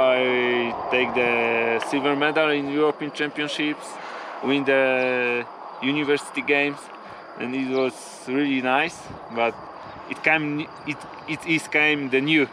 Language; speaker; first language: English; non-native, learner; Polish